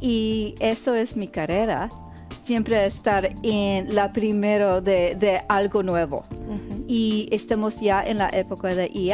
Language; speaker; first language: Spanish; early bilingual, heritage; Spanish